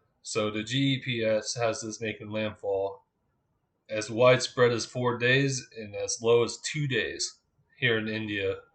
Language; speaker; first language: English; native; English